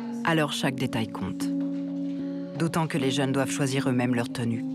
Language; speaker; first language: French; native; French